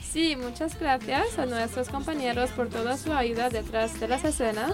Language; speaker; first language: Spanish; non-native, learner; English